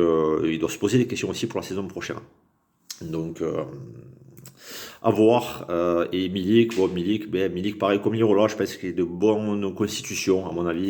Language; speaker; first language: French; native; French